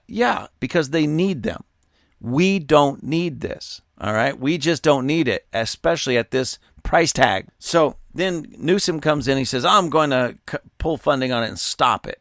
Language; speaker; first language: English; native; English